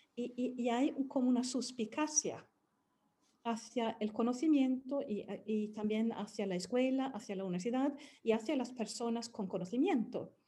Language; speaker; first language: Spanish; non-native, fluent; Swedish